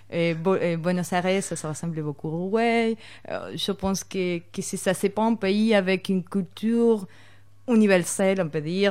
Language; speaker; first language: French; non-native, fluent; Spanish